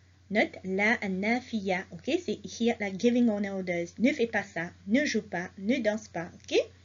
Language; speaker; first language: French; non-native, local second language; Morisyen